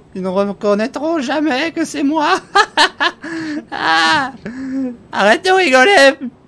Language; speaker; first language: French; native; French